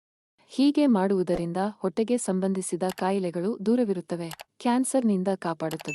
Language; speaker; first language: Kannada; native; Kannada